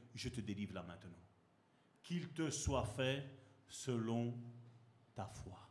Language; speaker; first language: French; native; French